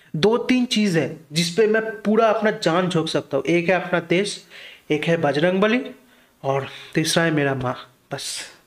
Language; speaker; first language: Hindi; non-native, local second language; Bangla